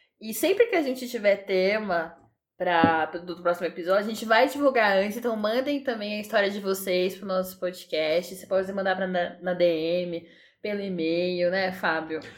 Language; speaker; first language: Portuguese; native; Portuguese